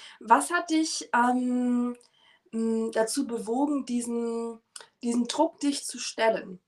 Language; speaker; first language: German; native; German